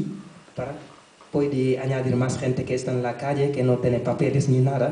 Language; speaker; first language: Spanish; non-native, learner; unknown